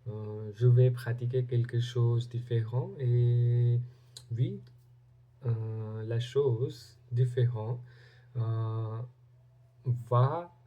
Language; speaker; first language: French; non-native, learner; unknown